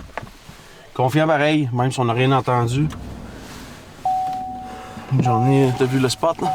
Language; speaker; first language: French; native; French